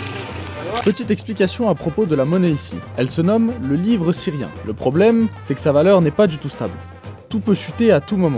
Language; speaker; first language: French; native; French